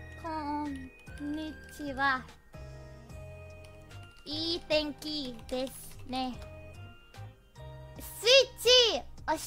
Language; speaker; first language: Japanese; non-native, learner; Indonesian